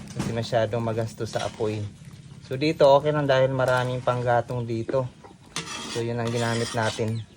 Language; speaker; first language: Filipino; non-native, local second language; Cebuano